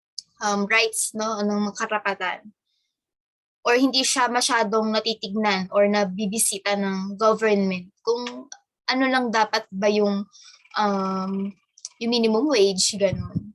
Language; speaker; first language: Filipino; native; Filipino